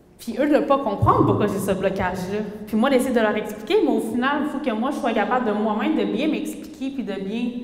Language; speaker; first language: French; early bilingual, other home language; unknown